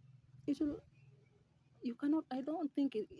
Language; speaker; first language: English; non-native, local second language; Swahili